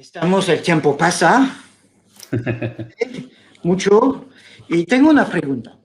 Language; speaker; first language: Spanish; non-native, fluent; French